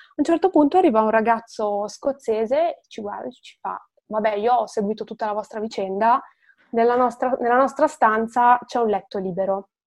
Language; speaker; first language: Italian; early bilingual, other home language; Arabic